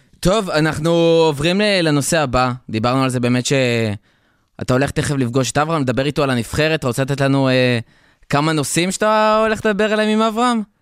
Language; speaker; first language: Hebrew; native; Hebrew